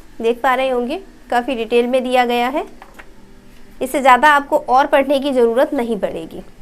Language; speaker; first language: Hindi; native; Hindi